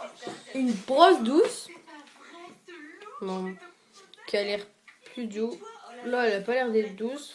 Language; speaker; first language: French; native; French